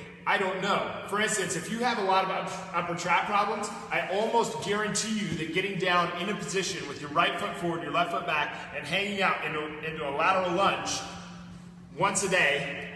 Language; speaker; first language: English; native; English